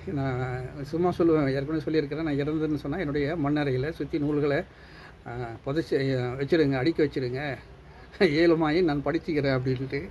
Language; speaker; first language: Tamil; non-native, local second language; Urdu